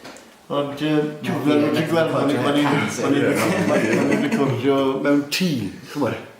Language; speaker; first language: Welsh; native; Welsh